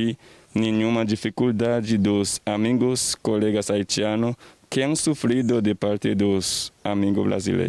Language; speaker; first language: Portuguese; non-native, fluent; Haitian Creole